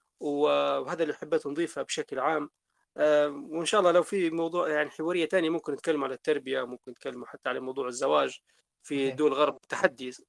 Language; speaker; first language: Arabic; native; Arabic